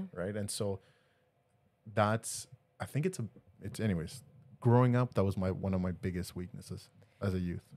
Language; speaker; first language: English; early bilingual, other home language; Spanish